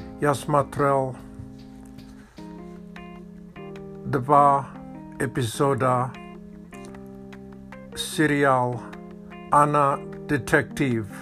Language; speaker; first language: Russian; non-native, learner; Czech